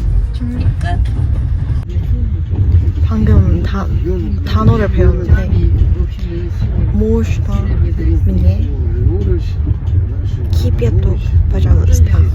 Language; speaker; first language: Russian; non-native, learner; Korean